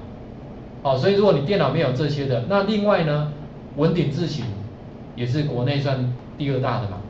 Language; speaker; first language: Chinese; native; Chinese